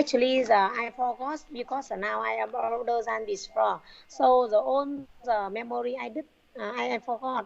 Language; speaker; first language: English; non-native, learner; Vietnamese